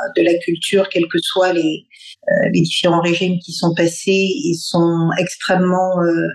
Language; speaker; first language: French; non-native, local second language; Bambara